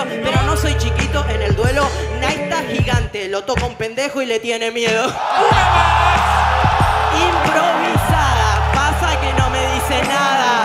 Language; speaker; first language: Spanish; native; Spanish